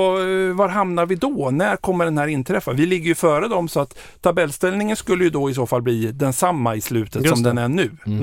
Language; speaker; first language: Swedish; native; Swedish